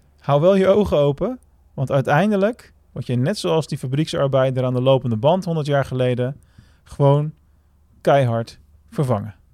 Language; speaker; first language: Dutch; native; Dutch